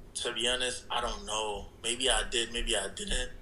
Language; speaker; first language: English; early bilingual, other home language; Haitian Creole